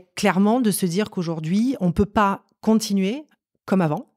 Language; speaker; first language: French; native; French